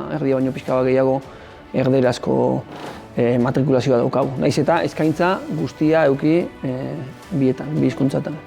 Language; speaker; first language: Basque; native; Basque